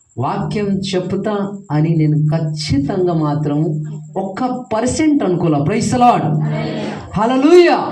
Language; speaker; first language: Telugu; non-native, fluent; Hindi